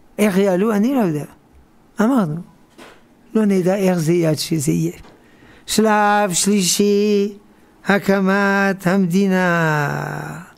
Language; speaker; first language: Hebrew; non-native, fluent; French